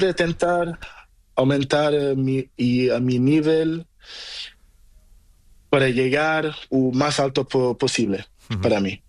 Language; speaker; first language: Spanish; non-native, learner; Portuguese